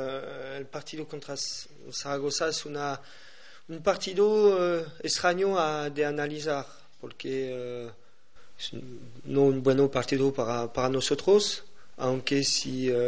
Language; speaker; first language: Spanish; non-native, learner; French